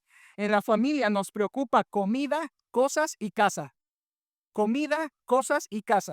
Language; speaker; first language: Spanish; native; Spanish